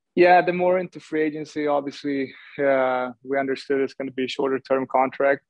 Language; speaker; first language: English; non-native, fluent; Swedish